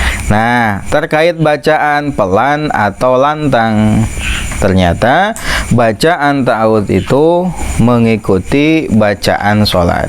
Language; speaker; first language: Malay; non-native, local second language; Sundanese